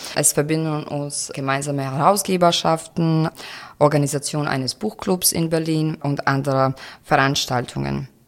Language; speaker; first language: German; non-native, fluent; Croatian